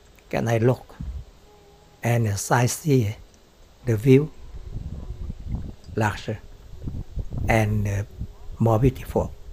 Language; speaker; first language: English; non-native, learner; Vietnamese